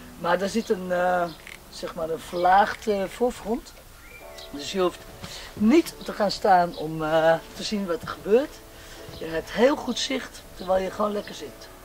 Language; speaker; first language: Dutch; non-native, local second language; Western Frisian